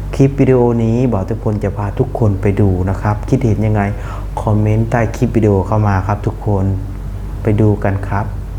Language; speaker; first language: Thai; non-native, fluent; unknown